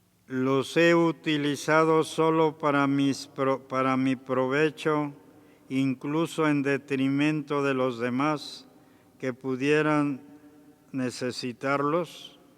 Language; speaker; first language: Spanish; native; Spanish